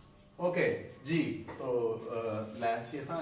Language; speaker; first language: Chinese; non-native, fluent; Urdu